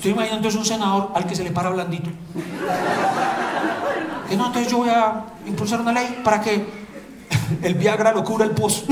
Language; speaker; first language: Spanish; native; Spanish